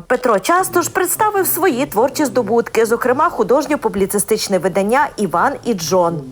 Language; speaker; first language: Ukrainian; native; Ukrainian